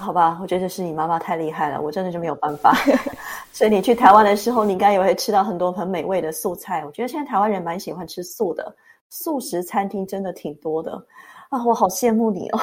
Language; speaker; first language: Chinese; native; Chinese